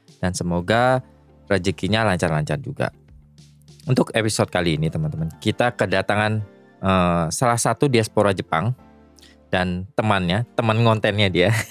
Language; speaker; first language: Indonesian; native; Indonesian